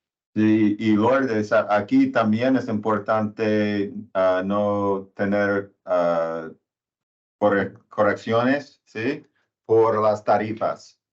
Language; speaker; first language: Spanish; non-native, learner; English